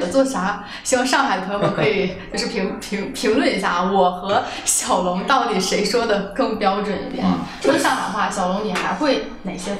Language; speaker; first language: Chinese; native; Chinese